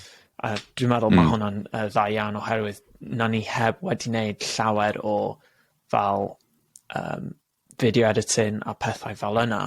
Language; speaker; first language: Welsh; non-native, local second language; English